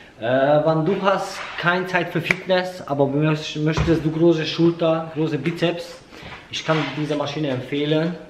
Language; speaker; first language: German; non-native, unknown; Hungarian